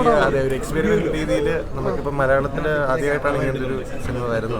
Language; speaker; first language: Malayalam; native; Malayalam